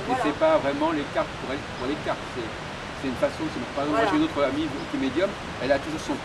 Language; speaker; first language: French; native; French